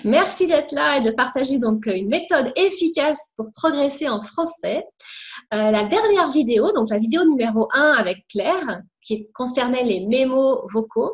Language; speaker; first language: French; native; French